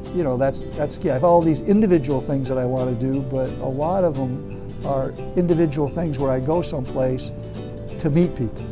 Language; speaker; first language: English; native; English